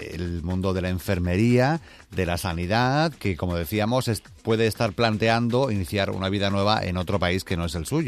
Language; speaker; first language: Spanish; native; Spanish